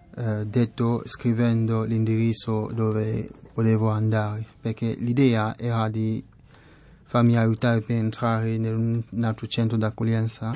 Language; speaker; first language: Italian; non-native, fluent; French